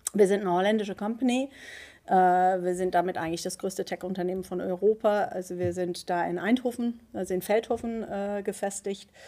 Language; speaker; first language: German; non-native, fluent; Dutch